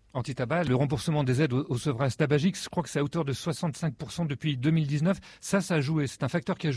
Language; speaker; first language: French; native; French